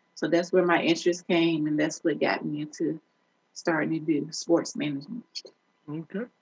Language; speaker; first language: English; native; English